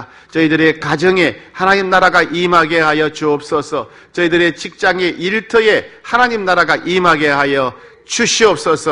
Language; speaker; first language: Korean; native; Korean